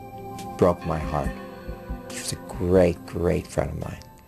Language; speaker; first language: English; native; English